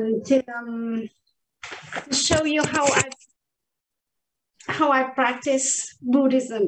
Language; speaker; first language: English; non-native, learner; Vietnamese